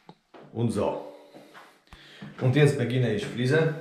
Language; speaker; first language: German; non-native, learner; Polish